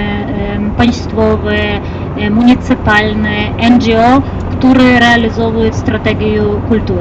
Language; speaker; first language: Polish; non-native, learner; Ukrainian